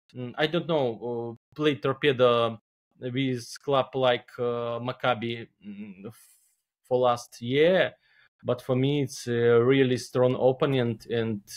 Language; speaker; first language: English; non-native, learner; Belarusian